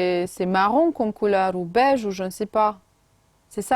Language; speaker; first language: French; non-native, fluent; Romanian